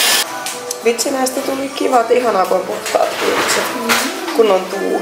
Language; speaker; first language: Finnish; native; Finnish